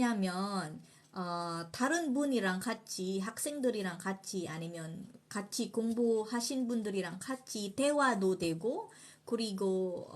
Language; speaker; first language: Korean; non-native, fluent; Filipino